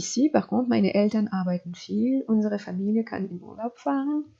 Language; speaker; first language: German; non-native, fluent; French